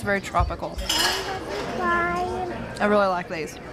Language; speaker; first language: English; native; English